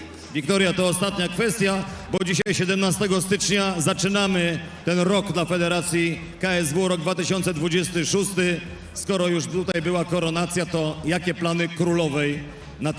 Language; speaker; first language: Polish; native; Polish